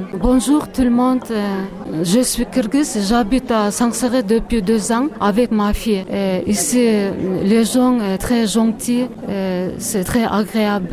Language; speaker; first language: French; non-native, learner; Kyrgyz